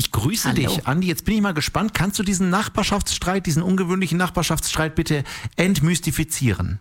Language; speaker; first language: German; native; German